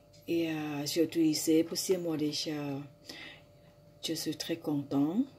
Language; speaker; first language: French; non-native, learner; Thai